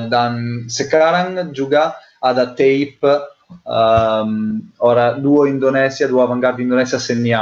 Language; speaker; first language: Indonesian; non-native, learner; Italian